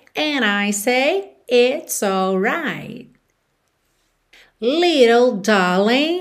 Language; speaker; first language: English; non-native, fluent; Portuguese